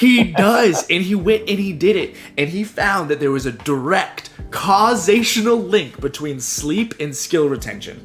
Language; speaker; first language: English; native; English